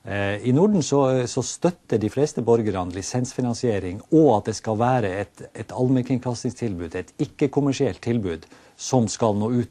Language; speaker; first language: Norwegian; native; Norwegian